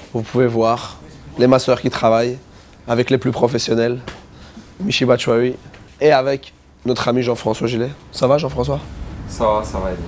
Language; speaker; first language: French; native; French